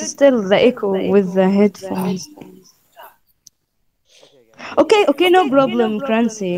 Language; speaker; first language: English; non-native, fluent; Arabic